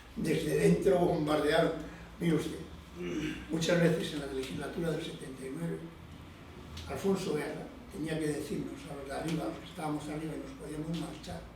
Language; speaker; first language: Spanish; non-native, local second language; Galician